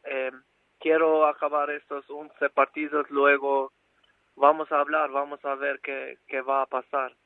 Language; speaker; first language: Spanish; non-native, fluent; Albanian